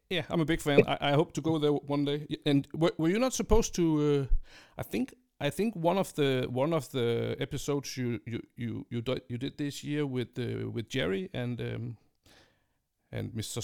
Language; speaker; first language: English; non-native, fluent; Danish